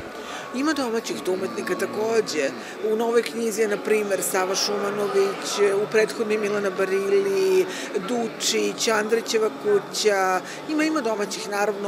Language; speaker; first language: Serbian; native; Serbian